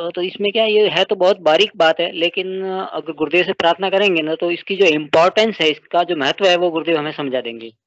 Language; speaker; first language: Hindi; native; Hindi